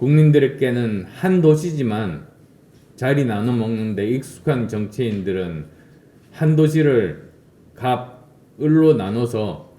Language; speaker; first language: Korean; native; Korean